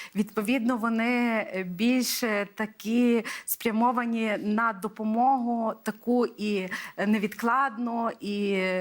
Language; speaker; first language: Ukrainian; native; Ukrainian